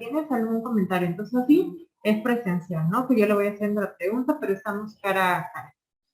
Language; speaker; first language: Spanish; native; Spanish